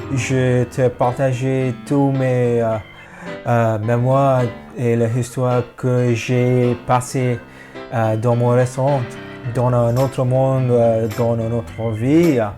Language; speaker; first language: French; non-native, fluent; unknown